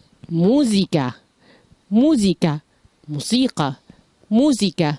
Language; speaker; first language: Italian; non-native, fluent; Arabic